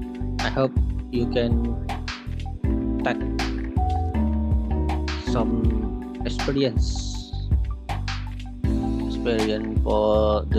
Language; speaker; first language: English; non-native, learner; Indonesian